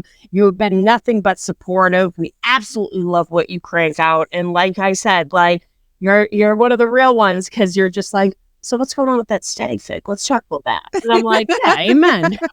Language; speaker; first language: English; native; English